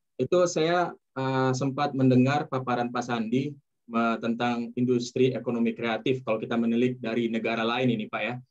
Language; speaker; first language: Indonesian; native; Indonesian